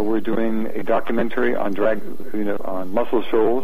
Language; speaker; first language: English; native; English